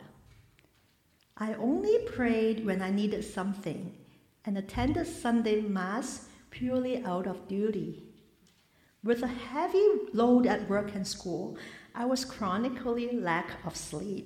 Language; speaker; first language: English; non-native, local second language; Cantonese